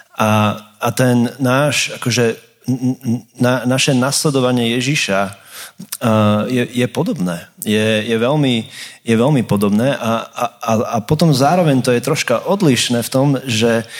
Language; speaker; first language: Slovak; non-native, fluent; English